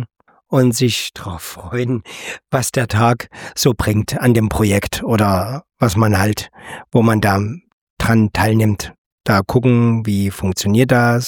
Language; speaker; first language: German; native; German